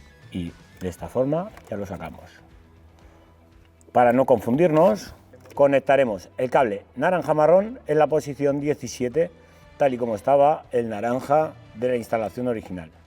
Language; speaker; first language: Spanish; native; Spanish